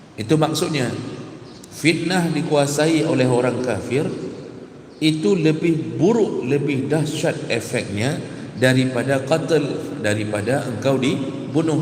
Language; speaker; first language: Malay; non-native, local second language; Achinese